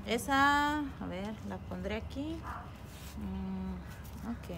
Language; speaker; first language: Spanish; native; Spanish